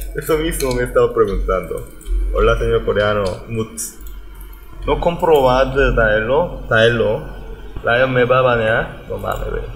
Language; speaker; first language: Spanish; non-native, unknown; Korean